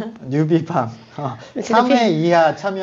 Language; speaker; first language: Korean; native; Korean